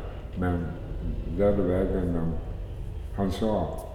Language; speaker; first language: Swedish; early bilingual, heritage; Swedish